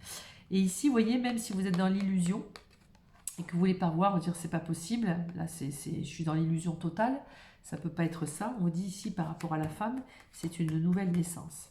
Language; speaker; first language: French; native; French